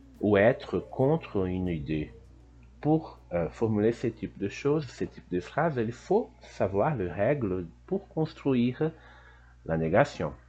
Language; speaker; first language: French; non-native, fluent; Portuguese